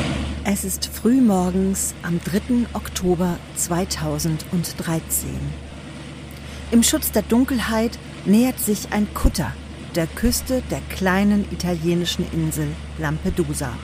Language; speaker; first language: German; native; German